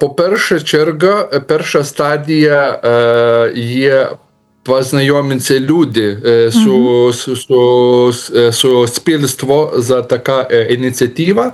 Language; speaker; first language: Ukrainian; non-native, learner; Lithuanian